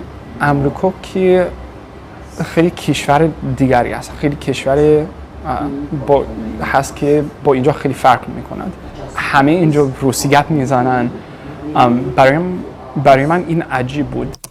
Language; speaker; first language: Persian; non-native, fluent; English